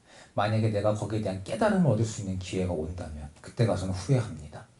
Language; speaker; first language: Korean; native; Korean